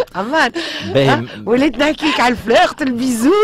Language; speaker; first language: Arabic; early bilingual, heritage; Arabic